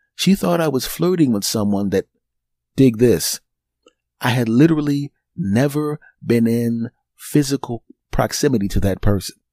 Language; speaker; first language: English; native; English